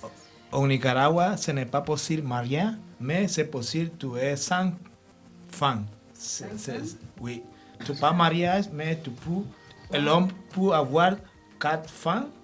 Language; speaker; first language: French; non-native, learner; Spanish